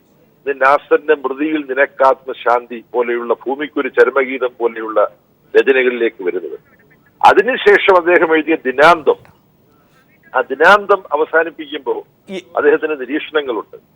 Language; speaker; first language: Malayalam; native; Malayalam